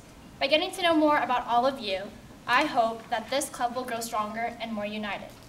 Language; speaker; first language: English; native; English